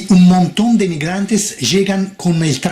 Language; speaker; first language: Spanish; non-native, fluent; Italian